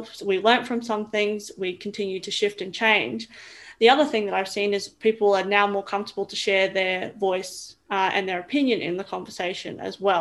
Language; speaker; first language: English; native; English